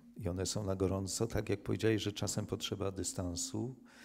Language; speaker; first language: Polish; native; Polish